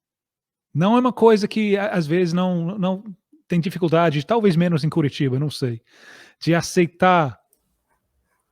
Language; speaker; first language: Portuguese; non-native, fluent; English